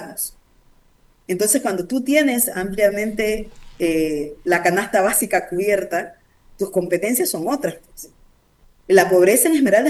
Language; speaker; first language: Spanish; native; Spanish